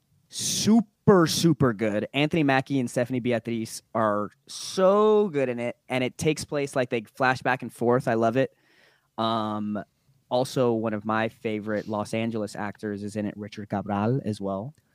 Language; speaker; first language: English; native; English